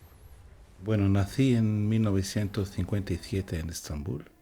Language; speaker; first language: Spanish; early bilingual, heritage; Spanish